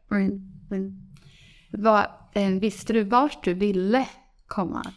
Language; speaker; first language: Swedish; native; Swedish